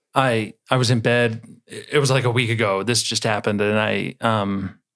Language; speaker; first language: English; native; English